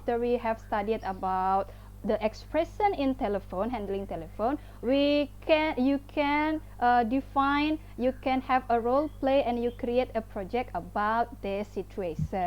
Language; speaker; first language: English; non-native, fluent; Indonesian